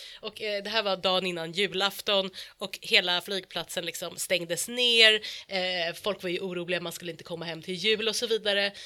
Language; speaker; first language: Swedish; native; Swedish